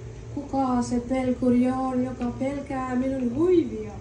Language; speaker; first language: Finnish; non-native, learner; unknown